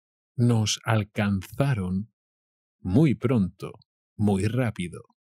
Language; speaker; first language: Spanish; native; Spanish